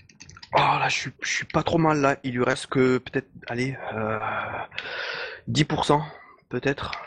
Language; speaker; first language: French; native; French